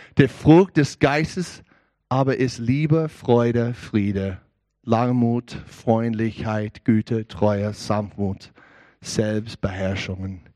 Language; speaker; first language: German; non-native, learner; English